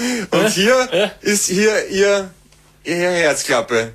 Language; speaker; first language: German; native; German